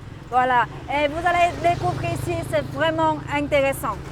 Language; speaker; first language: French; non-native, fluent; Vietnamese